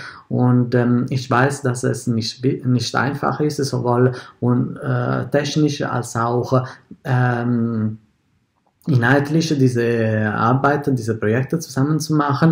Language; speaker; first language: German; non-native, fluent; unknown